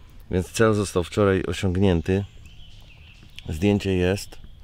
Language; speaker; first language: Polish; native; Polish